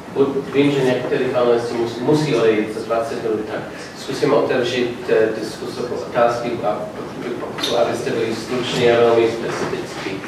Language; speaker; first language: Czech; non-native, learner; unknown